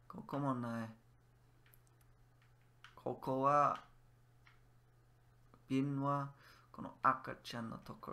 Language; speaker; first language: Japanese; non-native, learner; English